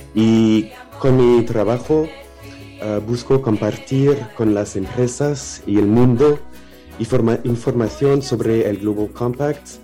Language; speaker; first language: Spanish; non-native, learner; French